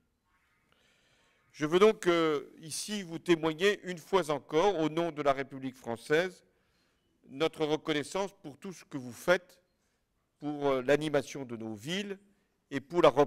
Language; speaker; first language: French; native; French